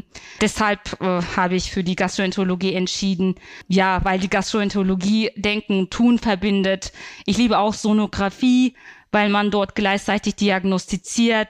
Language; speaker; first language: German; non-native, fluent; Turkish